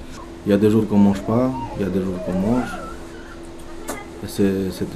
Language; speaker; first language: French; non-native, learner; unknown